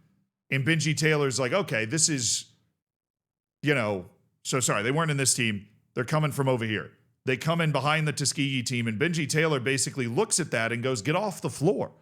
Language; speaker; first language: English; native; English